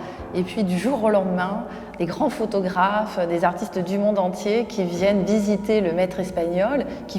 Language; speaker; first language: French; native; French